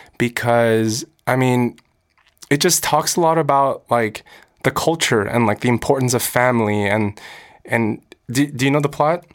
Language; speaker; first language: English; early bilingual, other home language; Korean